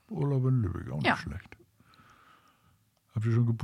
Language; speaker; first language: German; native; German